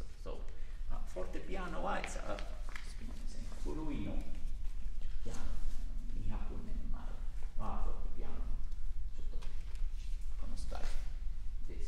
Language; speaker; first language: Japanese; non-native, learner; Italian